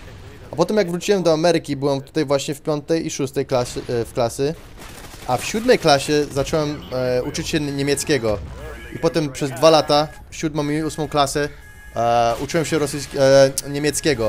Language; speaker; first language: Polish; early bilingual, heritage; Polish